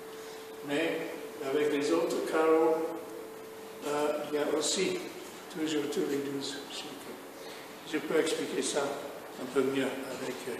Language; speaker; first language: French; non-native, fluent; English